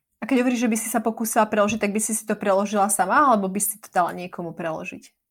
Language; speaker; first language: Slovak; native; Slovak